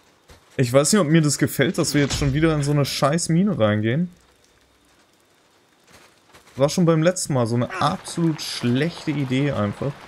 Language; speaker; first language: German; native; German